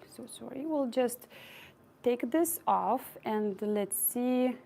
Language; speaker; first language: English; non-native, fluent; Lithuanian